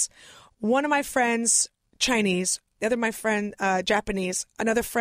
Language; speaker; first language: English; early bilingual, other home language; Russian